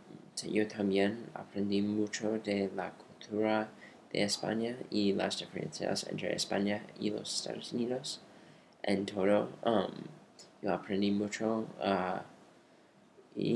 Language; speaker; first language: Spanish; non-native, learner; English